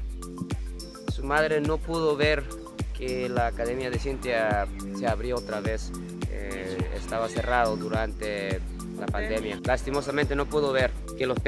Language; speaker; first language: Spanish; non-native, fluent; Japanese